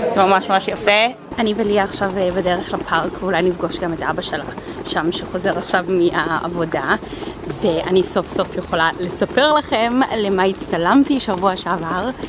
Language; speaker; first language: Hebrew; non-native, fluent; English